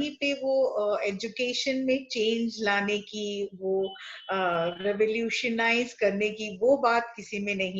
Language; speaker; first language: Hindi; non-native, local second language; Konkani